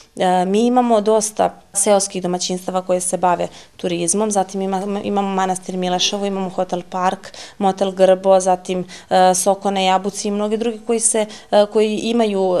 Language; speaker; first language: Serbian; native; Serbian